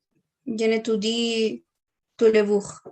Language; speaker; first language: French; non-native, learner; Spanish